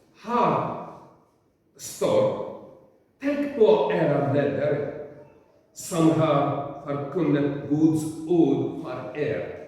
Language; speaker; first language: Swedish; non-native, learner; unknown